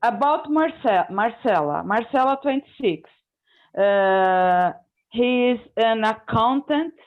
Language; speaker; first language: English; non-native, learner; Portuguese